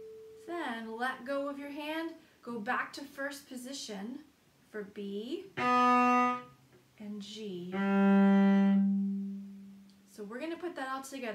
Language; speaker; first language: English; native; English